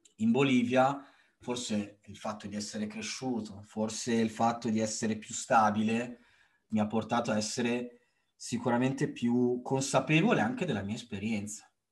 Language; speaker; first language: Italian; early bilingual, other home language; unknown